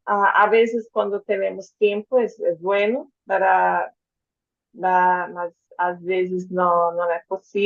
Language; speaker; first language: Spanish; non-native, fluent; Portuguese